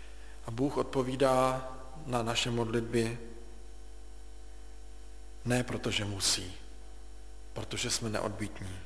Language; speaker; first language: Czech; native; Czech